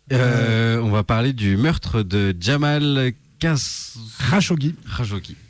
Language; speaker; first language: French; native; French